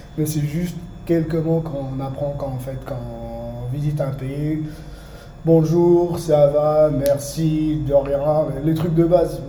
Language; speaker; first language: French; non-native, local second language; Arabic